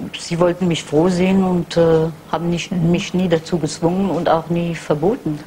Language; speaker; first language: German; early bilingual, heritage; German